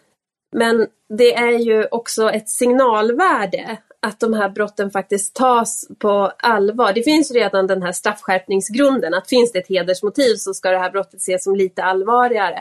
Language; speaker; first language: Swedish; native; Swedish